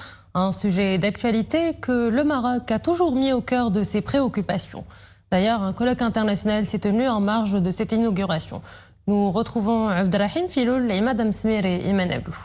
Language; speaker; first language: French; non-native, local second language; Arabic